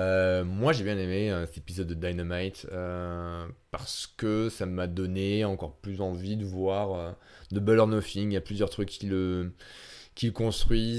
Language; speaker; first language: French; native; French